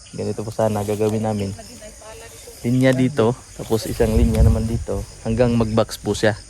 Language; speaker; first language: Filipino; non-native, local second language; Cebuano